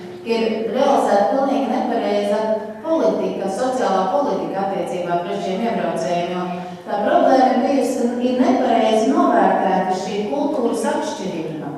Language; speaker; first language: Latvian; native; Latvian